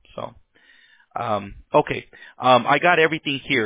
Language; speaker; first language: English; early bilingual, other home language; Spanish